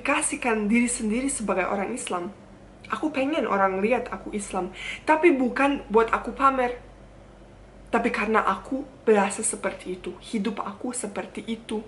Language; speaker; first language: Indonesian; non-native, fluent; Bosnian